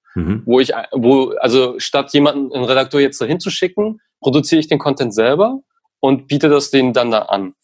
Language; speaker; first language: German; native; German